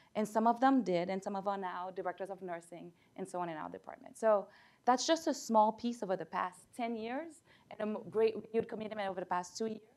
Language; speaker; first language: English; early bilingual, other home language; Haitian Creole